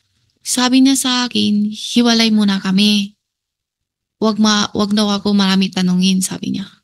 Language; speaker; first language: Filipino; non-native, learner; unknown